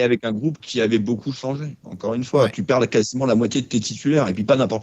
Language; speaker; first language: French; native; French